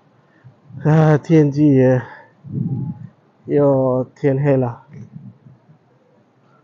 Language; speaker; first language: Chinese; non-native, fluent; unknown